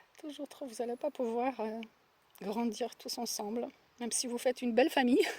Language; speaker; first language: French; non-native, fluent; Polish